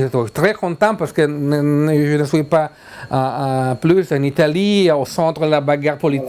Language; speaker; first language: French; non-native, learner; Italian